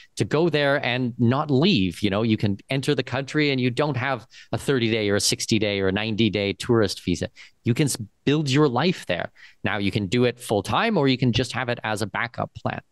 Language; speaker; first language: English; native; English